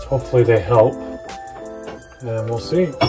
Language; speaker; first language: English; native; English